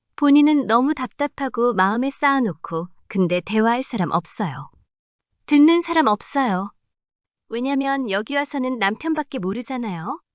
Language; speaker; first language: Korean; non-native, learner; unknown